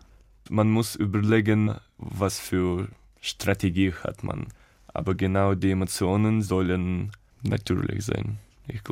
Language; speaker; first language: German; non-native, fluent; Russian